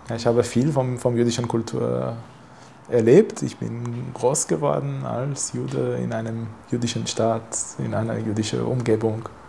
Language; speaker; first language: German; non-native, fluent; Hebrew